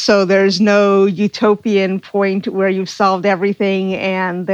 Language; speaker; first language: English; native; English